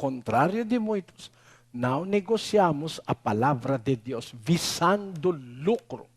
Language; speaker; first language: Portuguese; non-native, learner; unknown